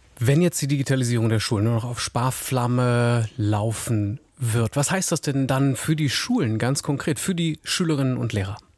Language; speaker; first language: German; native; German